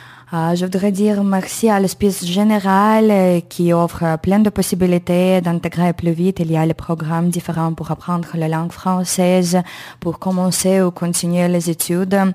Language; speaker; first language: French; non-native, learner; Ukrainian